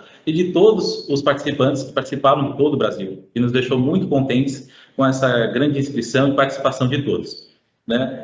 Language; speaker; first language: Portuguese; native; Portuguese